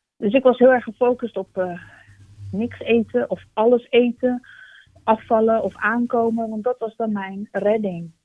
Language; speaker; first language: Dutch; early bilingual, other home language; Turkish